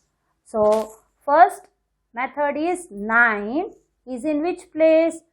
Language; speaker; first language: English; non-native, local second language; Hindi